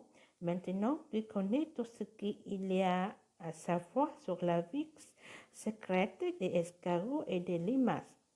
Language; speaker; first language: French; non-native, learner; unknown